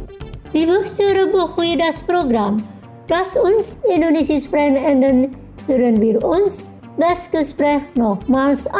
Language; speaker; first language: German; non-native, fluent; Indonesian